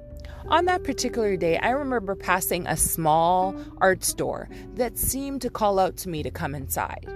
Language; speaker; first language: English; native; English